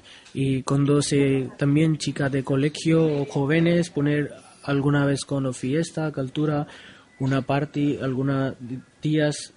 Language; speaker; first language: Spanish; non-native, learner; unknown